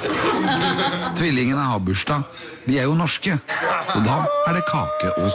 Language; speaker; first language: Norwegian; native; Norwegian